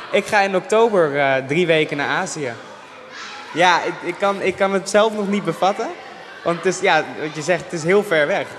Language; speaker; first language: Dutch; native; Dutch